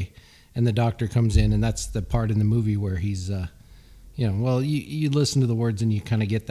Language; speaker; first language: English; early bilingual, other home language; Swedish